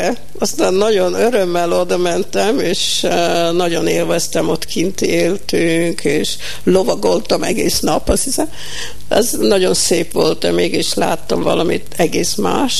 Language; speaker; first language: Hungarian; early bilingual, heritage; Hungarian